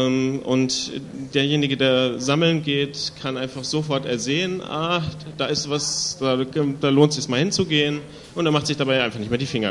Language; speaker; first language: German; native; German